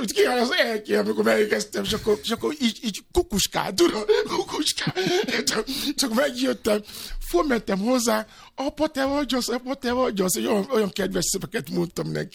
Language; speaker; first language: Hungarian; non-native, fluent; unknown